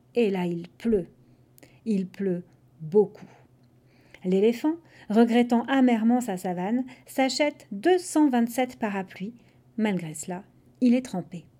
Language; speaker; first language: French; non-native, fluent; English